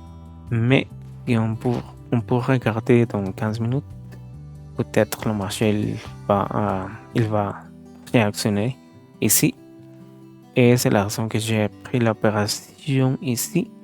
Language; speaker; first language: French; non-native, learner; Spanish